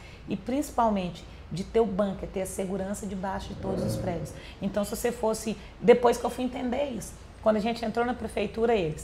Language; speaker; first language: Portuguese; native; Portuguese